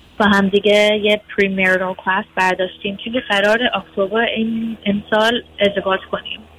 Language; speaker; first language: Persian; early bilingual, heritage; Persian